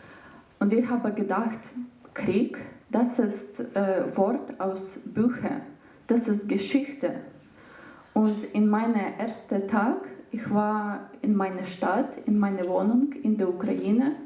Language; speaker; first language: German; non-native, learner; Ukrainian